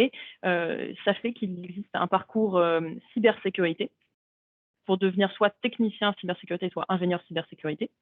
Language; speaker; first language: French; native; French